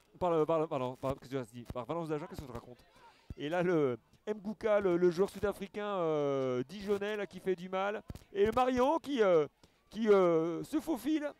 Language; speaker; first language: French; native; French